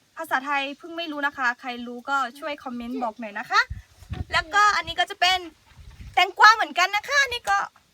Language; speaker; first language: Thai; non-native, local second language; S'gaw Karen